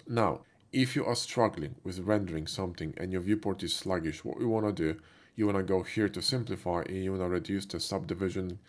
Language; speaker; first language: English; non-native, fluent; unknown